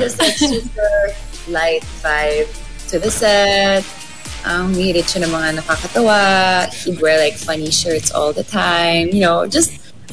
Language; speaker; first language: English; non-native, local second language; Filipino